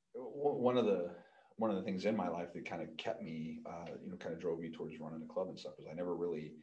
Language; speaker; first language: English; native; English